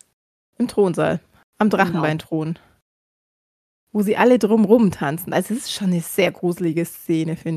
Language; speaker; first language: German; native; German